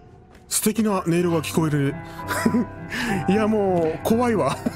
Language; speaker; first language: Japanese; native; Japanese